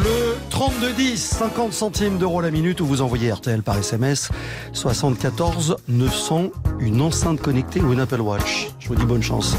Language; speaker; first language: French; native; French